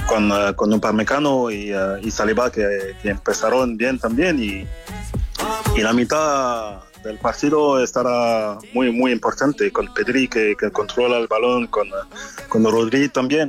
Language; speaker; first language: Spanish; non-native, fluent; French